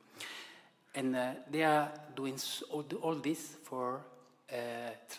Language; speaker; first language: English; non-native, fluent; Italian